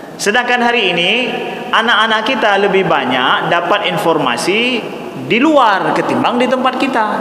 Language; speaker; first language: Malay; non-native, local second language; Achinese